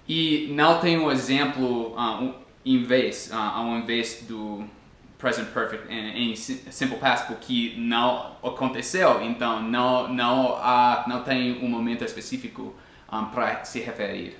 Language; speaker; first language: Portuguese; non-native, fluent; English